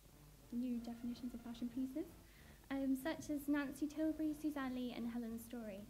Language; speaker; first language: English; native; English